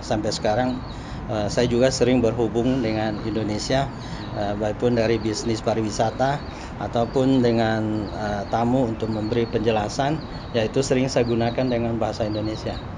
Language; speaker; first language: Indonesian; non-native, fluent; Chinese